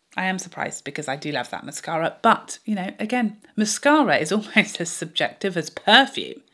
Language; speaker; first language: English; native; English